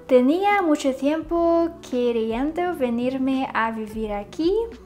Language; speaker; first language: Spanish; non-native, learner; Russian